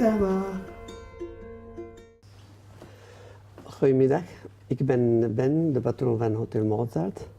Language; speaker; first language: Dutch; non-native, learner; Arabic